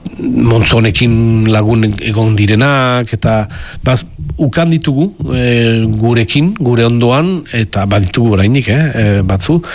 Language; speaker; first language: Basque; native; Basque